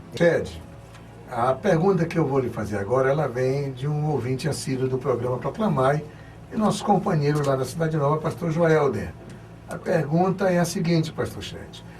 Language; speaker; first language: Portuguese; native; Portuguese